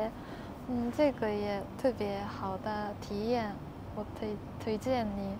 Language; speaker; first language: Chinese; non-native, learner; Japanese